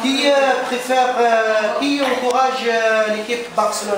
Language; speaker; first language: French; non-native, fluent; Arabic